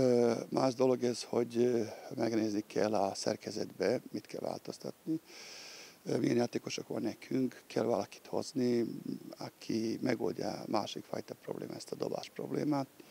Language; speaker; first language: Hungarian; non-native, learner; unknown